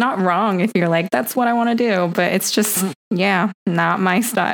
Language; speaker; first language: English; native; English